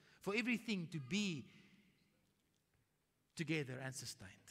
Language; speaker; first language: English; non-native, local second language; Afrikaans